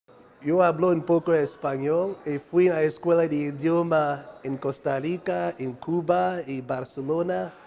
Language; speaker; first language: Spanish; non-native, learner; English